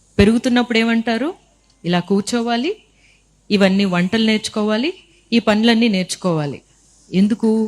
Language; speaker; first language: Telugu; native; Telugu